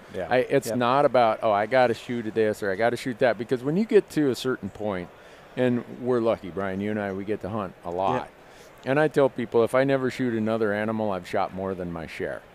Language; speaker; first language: English; native; English